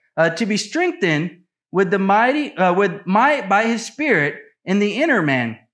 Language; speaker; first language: English; native; English